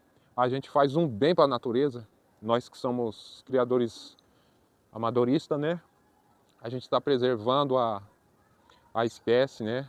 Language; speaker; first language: Portuguese; native; Portuguese